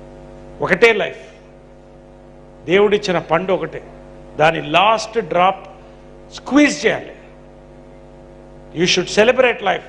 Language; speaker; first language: Telugu; native; Telugu